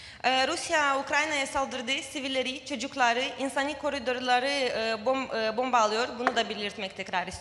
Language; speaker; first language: Turkish; non-native, fluent; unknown